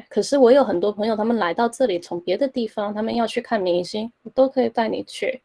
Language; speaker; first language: Chinese; early bilingual, heritage; Chinese